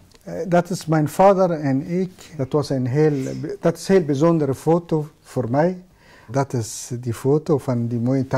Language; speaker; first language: Dutch; non-native, fluent; Persian